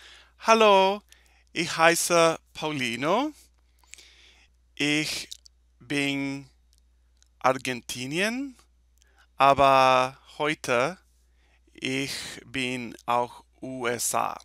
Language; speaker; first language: German; non-native, learner; Spanish